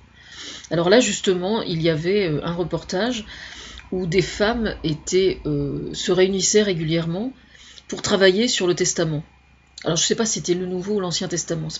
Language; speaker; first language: French; native; French